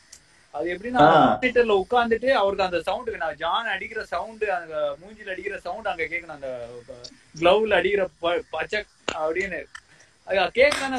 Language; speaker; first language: Tamil; native; Tamil